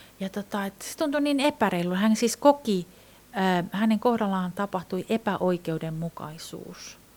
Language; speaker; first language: Finnish; non-native, fluent; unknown